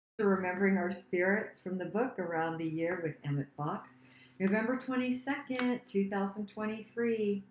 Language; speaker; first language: English; native; English